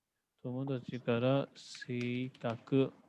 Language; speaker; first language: Japanese; non-native, fluent; Hindi